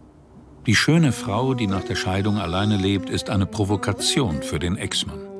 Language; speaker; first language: German; native; German